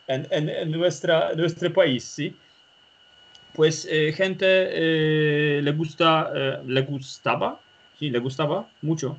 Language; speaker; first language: Spanish; non-native, learner; Polish